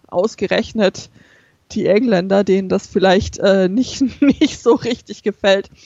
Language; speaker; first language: German; native; German